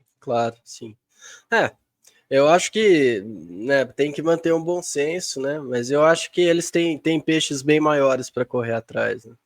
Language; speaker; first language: Portuguese; native; Portuguese